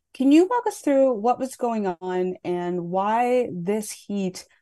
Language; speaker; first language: English; native; English